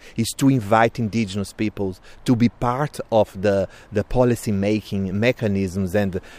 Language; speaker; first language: English; non-native, fluent; Portuguese